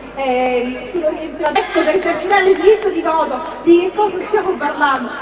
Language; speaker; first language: Italian; native; Italian